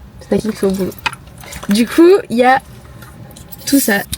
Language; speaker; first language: French; native; French